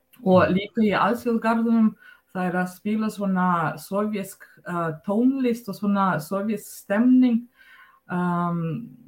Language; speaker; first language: Icelandic; non-native, fluent; Russian